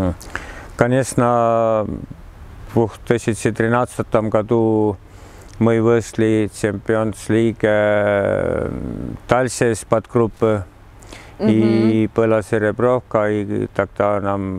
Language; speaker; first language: Russian; non-native, learner; Estonian